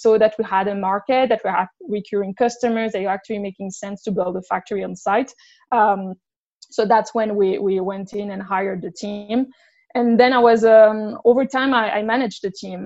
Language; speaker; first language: English; non-native, fluent; French